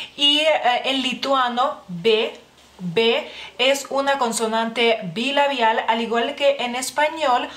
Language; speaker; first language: Spanish; non-native, fluent; Lithuanian